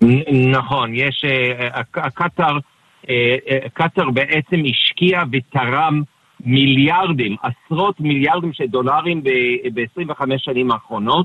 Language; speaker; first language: Hebrew; non-native, fluent; English